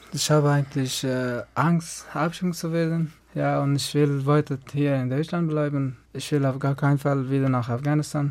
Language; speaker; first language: German; non-native, fluent; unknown